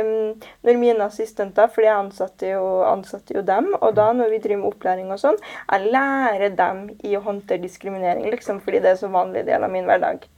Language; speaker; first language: Norwegian; native; Norwegian